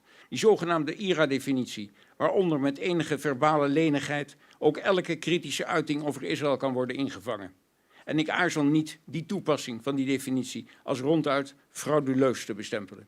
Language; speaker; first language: Dutch; native; Dutch